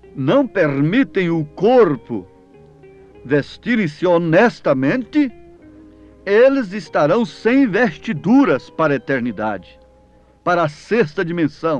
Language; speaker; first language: Portuguese; native; Portuguese